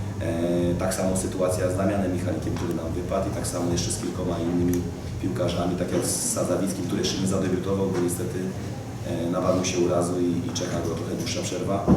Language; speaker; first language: Polish; native; Polish